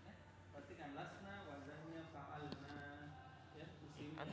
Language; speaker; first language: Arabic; non-native, fluent; Indonesian